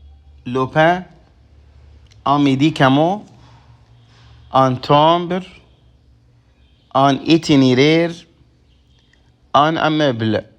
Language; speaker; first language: French; non-native, fluent; Arabic